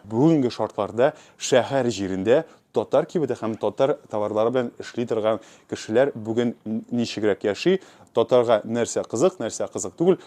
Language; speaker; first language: Tatar; native; Tatar